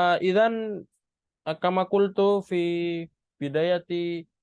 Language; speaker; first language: Arabic; non-native, fluent; Indonesian